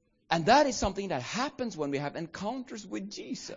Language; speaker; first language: English; non-native, fluent; Swedish